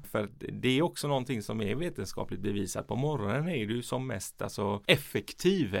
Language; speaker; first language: Swedish; early bilingual, other home language; Persian